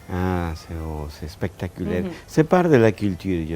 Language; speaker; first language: French; non-native, fluent; Spanish